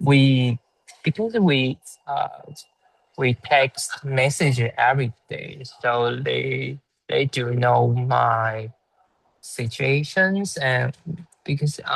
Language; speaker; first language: English; non-native, learner; Chinese